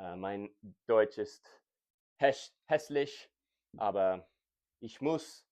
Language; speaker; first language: German; non-native, learner; English